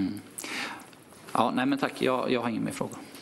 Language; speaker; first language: Swedish; native; Swedish